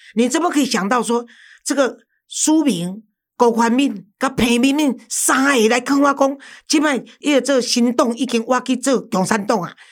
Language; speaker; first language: Chinese; native; Chinese